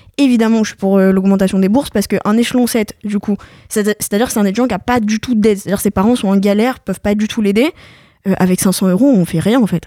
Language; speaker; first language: French; native; French